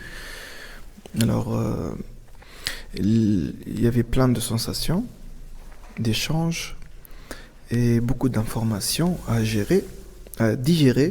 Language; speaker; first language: French; non-native, local second language; Arabic